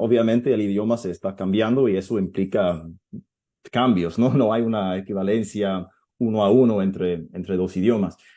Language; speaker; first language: Spanish; non-native, fluent; English